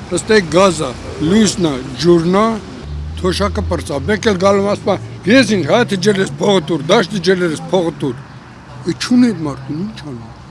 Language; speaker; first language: Armenian; native; Armenian